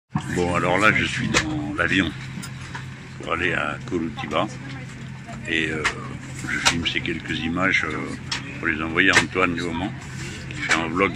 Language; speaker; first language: French; native; French